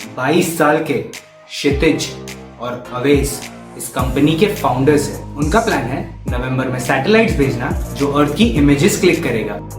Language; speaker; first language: Hindi; native; Hindi